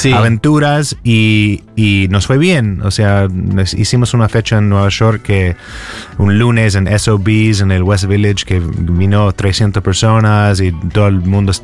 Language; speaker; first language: Spanish; non-native, fluent; English